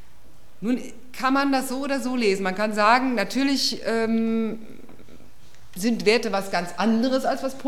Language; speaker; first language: German; native; German